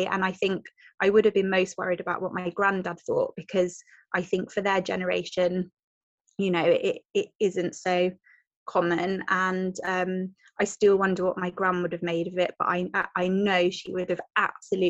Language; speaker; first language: English; native; English